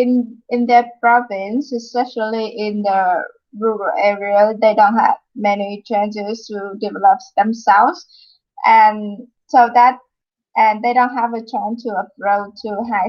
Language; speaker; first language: English; non-native, fluent; Vietnamese